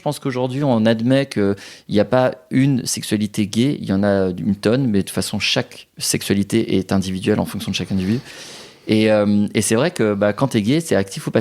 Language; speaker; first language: French; native; French